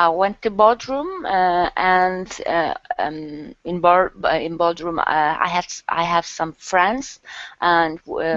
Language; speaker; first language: English; non-native, learner; Turkish